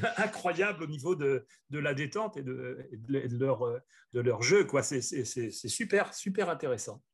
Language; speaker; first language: French; native; French